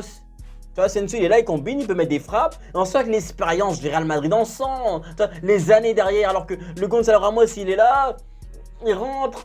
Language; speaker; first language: French; native; French